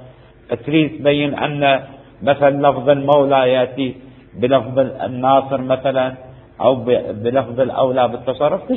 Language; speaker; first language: Arabic; native; Arabic